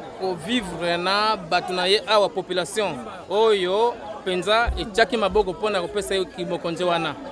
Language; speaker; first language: Lingala; non-native, local second language; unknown